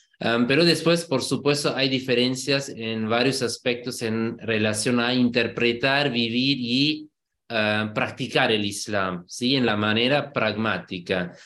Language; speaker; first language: Spanish; non-native, fluent; German